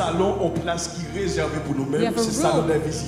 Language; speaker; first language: French; non-native, local second language; Haitian Creole